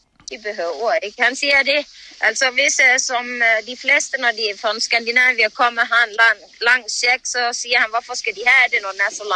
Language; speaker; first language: Danish; non-native, fluent; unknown